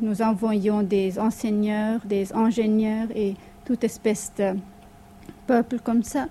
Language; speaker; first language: French; non-native, fluent; Hindi